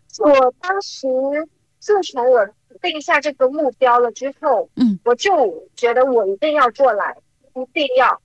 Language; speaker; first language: Chinese; early bilingual, heritage; Chinese